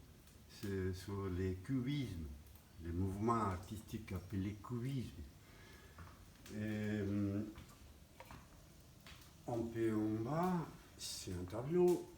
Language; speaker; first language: French; non-native, fluent; Spanish